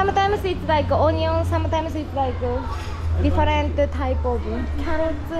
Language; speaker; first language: English; non-native, fluent; Japanese